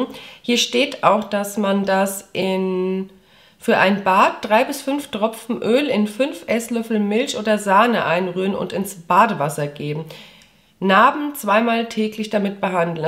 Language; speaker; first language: German; native; German